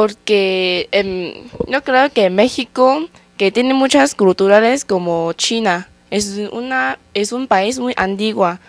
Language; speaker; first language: Spanish; non-native, learner; Chinese